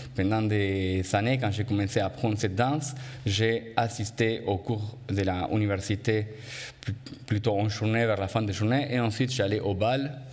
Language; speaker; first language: French; non-native, fluent; Spanish